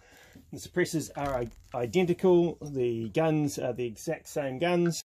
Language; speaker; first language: English; native; English